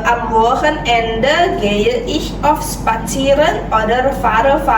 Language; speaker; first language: German; non-native, fluent; Indonesian